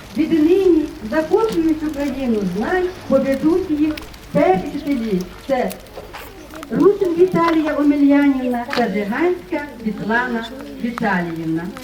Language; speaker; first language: Ukrainian; native; Ukrainian